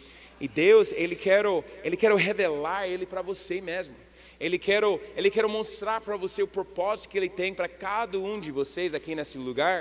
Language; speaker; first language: Portuguese; non-native, learner; English